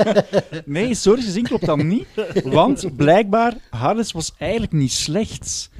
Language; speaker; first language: Dutch; native; Dutch